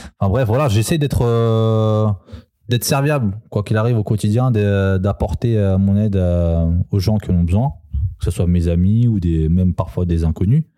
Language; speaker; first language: French; early bilingual, other home language; Serbian